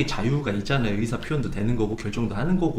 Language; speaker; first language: Korean; native; Korean